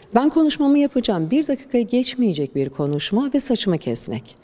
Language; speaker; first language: Turkish; non-native, fluent; Persian